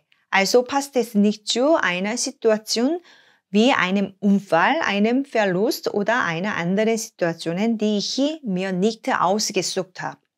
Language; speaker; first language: German; non-native, fluent; Korean